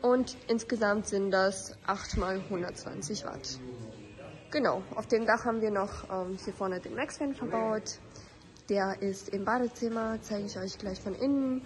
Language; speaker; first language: German; native; German